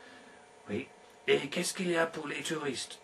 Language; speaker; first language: French; non-native, fluent; English